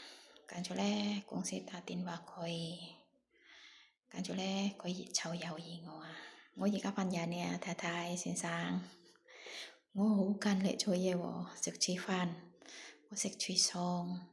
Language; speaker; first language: Cantonese; non-native, learner; Indonesian